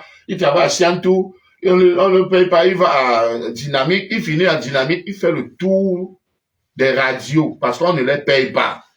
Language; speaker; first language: French; native; French